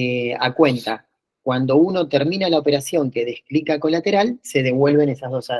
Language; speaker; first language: Spanish; native; Spanish